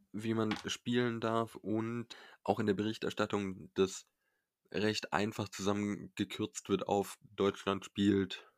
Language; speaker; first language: German; native; German